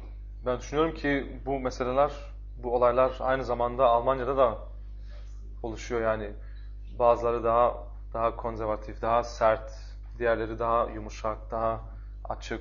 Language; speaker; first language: Turkish; non-native, fluent; German